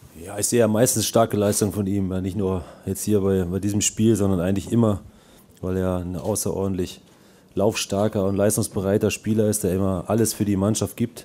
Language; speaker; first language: German; native; German